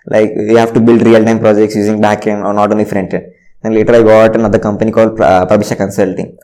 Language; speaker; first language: English; non-native, local second language; Telugu